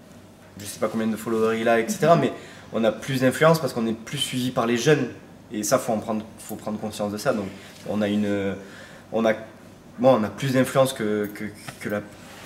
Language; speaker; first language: French; native; French